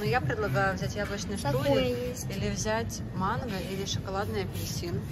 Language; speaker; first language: Russian; native; Russian